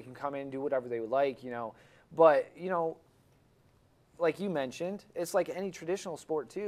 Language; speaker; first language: English; native; English